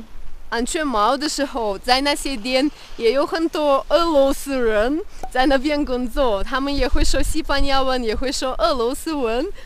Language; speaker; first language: Chinese; non-native, fluent; Russian